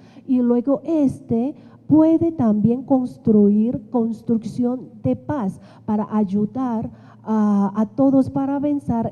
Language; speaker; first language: Spanish; non-native, fluent; Chinese